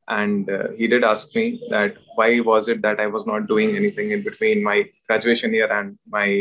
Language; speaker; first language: English; non-native, local second language; Hindi